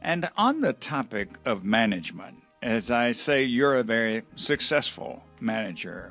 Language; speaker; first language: English; native; English